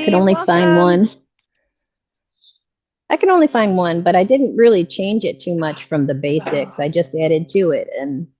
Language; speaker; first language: English; native; English